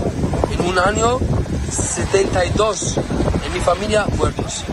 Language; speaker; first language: Spanish; non-native, learner; Arabic